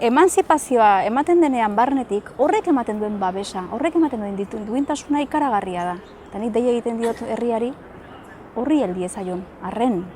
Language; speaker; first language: Basque; native; Basque